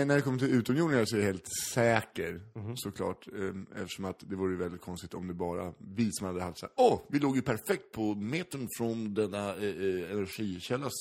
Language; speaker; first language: Swedish; native; Swedish